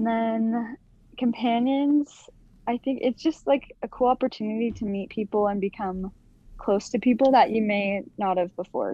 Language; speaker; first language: English; native; English